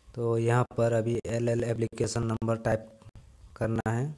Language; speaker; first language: Hindi; non-native, local second language; Bangla